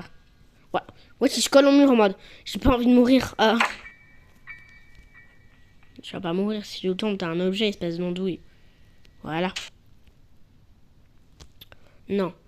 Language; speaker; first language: French; native; French